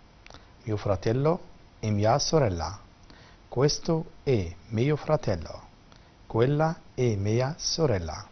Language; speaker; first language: Italian; non-native, fluent; Arabic